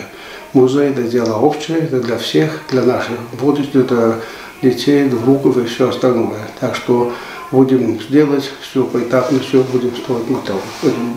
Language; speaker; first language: Russian; early bilingual, heritage; Russian